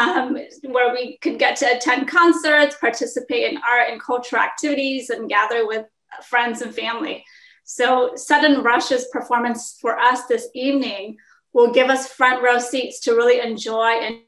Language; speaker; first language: English; early bilingual, other home language; Hmong